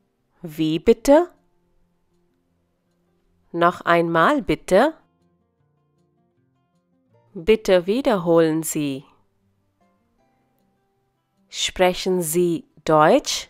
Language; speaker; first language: German; non-native, fluent; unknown